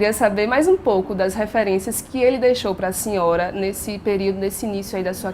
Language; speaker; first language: Portuguese; native; Portuguese